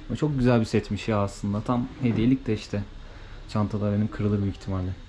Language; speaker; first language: Turkish; native; Turkish